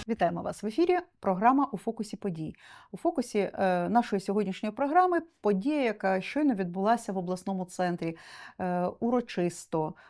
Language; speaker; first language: Ukrainian; native; Ukrainian